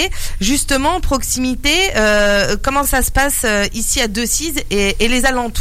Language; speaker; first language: French; native; French